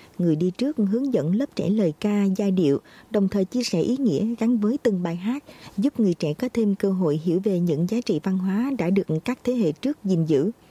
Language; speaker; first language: Vietnamese; native; Vietnamese